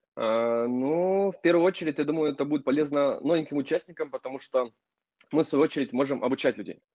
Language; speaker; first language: Russian; native; Russian